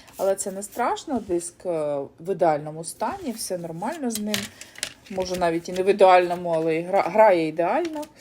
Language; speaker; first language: Ukrainian; non-native, local second language; Russian